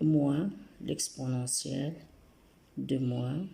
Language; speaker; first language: French; non-native, local second language; Arabic